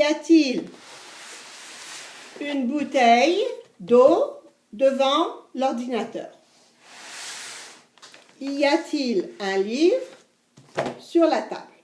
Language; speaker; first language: French; non-native, fluent; English